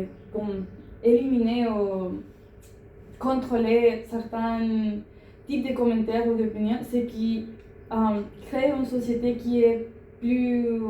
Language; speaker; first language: French; non-native, learner; Spanish